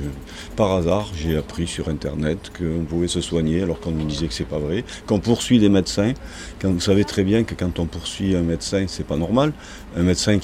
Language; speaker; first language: French; native; French